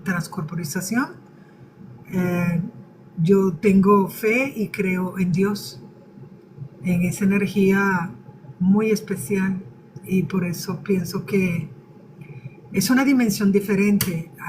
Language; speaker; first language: Spanish; early bilingual, other home language; Portuguese